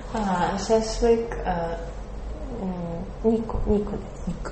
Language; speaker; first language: Japanese; non-native, learner; Russian